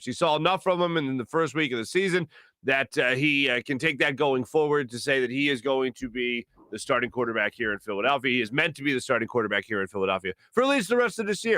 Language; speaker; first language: English; native; English